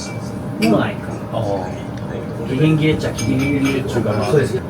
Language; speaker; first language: Japanese; native; Japanese